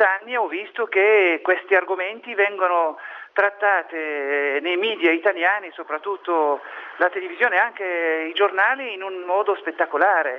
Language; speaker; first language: Italian; non-native, fluent; Arabic